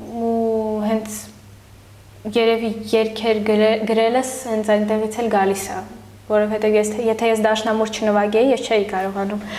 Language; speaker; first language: Armenian; early bilingual, heritage; Armenian